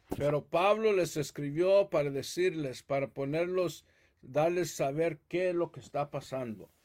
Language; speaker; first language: Spanish; early bilingual, heritage; Spanish